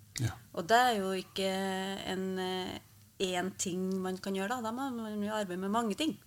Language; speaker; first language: Norwegian; native; Norwegian